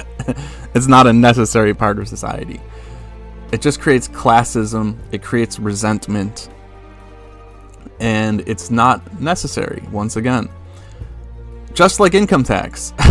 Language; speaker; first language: English; native; English